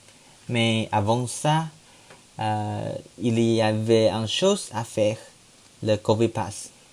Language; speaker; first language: French; non-native, learner; Chinese